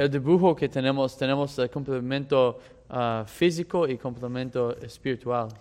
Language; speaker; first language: Spanish; non-native, fluent; English